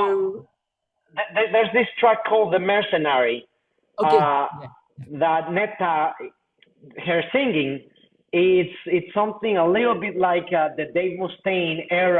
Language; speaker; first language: English; non-native, fluent; Spanish